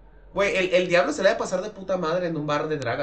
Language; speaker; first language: Spanish; native; Spanish